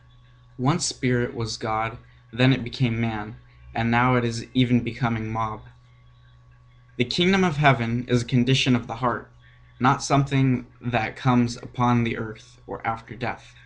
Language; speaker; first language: English; native; English